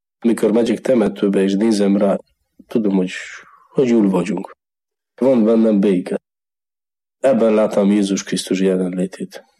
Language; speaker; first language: Hungarian; non-native, learner; Polish